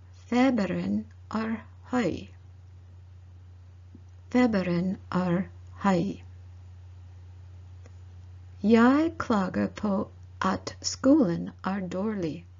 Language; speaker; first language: Norwegian; non-native, learner; English